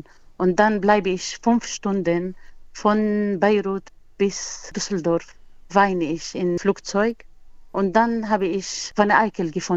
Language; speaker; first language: German; non-native, learner; Arabic